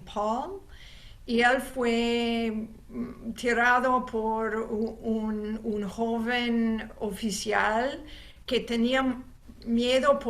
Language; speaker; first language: Spanish; non-native, fluent; English